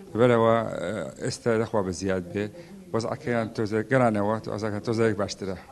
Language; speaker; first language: Central Kurdish; non-native, local second language; Assyrian Neo-Aramaic